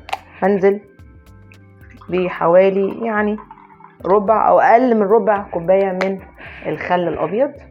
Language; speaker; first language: Arabic; native; Arabic